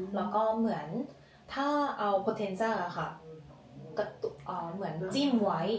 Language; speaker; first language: Thai; non-native, fluent; Korean